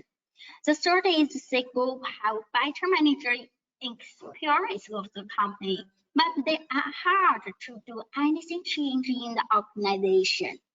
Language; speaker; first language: English; non-native, learner; Chinese